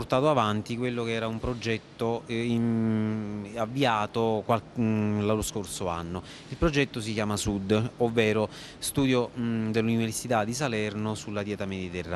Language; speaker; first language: Italian; native; Italian